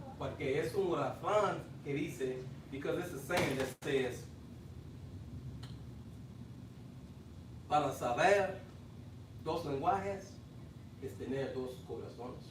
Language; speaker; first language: Spanish; non-native, fluent; English